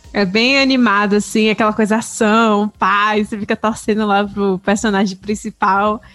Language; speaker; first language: Portuguese; native; Portuguese